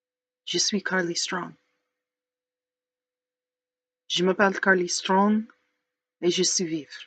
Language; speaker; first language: French; non-native, learner; English